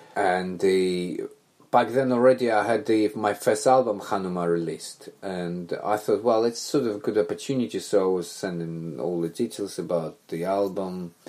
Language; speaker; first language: English; non-native, fluent; Belarusian